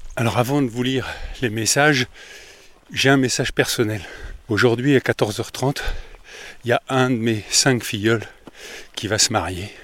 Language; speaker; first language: French; native; French